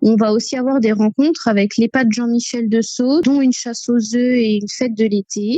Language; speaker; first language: French; native; French